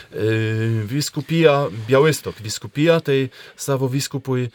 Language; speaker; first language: Lithuanian; non-native, fluent; Polish